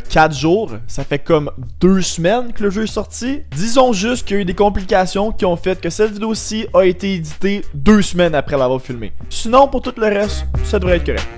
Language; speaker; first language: French; native; French